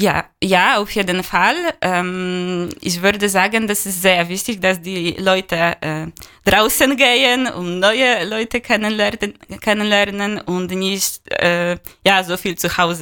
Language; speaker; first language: German; non-native, learner; Polish